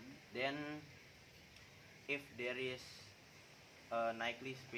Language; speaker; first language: English; non-native, learner; Indonesian